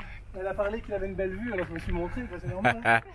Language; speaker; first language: French; native; French